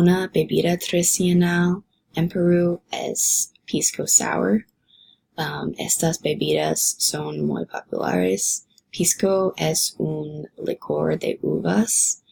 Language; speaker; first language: Spanish; non-native, learner; English